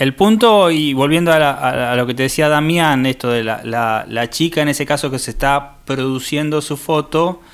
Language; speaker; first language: Spanish; native; Spanish